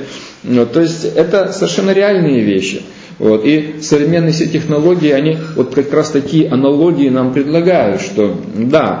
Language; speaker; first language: Russian; native; Russian